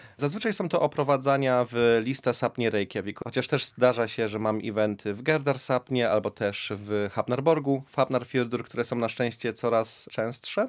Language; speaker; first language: Polish; early bilingual, heritage; Polish